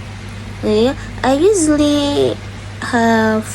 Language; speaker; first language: English; non-native, learner; Indonesian